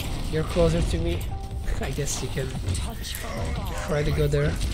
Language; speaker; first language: English; non-native, learner; Italian